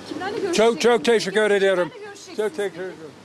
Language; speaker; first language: Turkish; non-native, learner; English